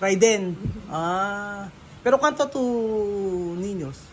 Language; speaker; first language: Spanish; non-native, learner; Filipino